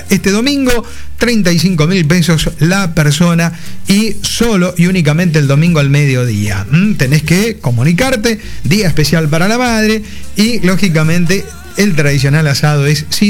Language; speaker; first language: Spanish; native; Spanish